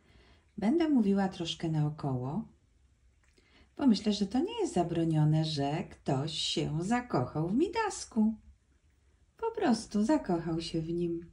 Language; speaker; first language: Polish; native; Polish